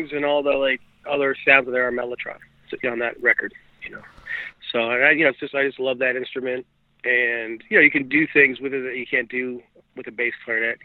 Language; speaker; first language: English; native; English